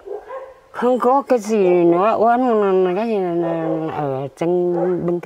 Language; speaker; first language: Vietnamese; non-native, local second language; Hmong